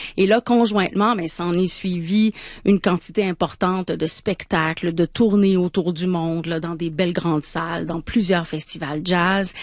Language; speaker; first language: French; native; French